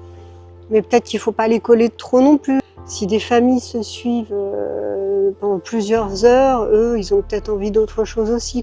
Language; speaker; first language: French; native; French